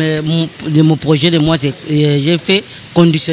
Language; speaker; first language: French; non-native, learner; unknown